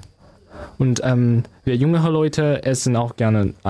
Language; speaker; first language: German; non-native, learner; Chinese